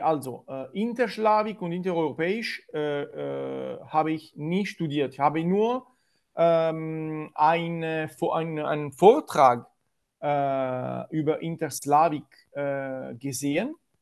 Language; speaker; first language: German; non-native, learner; Italian